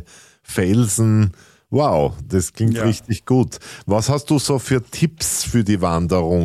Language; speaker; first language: German; native; German